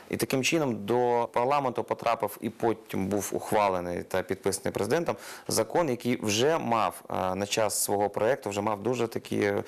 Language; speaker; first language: Ukrainian; non-native, local second language; Russian